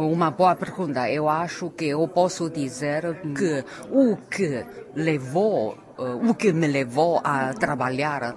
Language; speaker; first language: Portuguese; non-native, fluent; Chinese